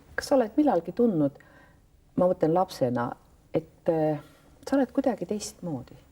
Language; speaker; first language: Estonian; native; Estonian